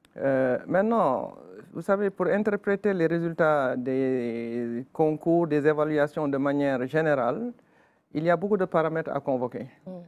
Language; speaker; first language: French; non-native, local second language; Wolof